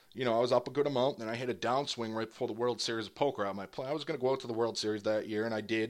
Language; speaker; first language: English; native; English